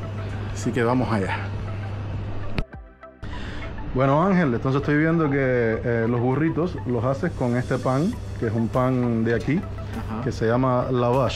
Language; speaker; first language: Spanish; native; Spanish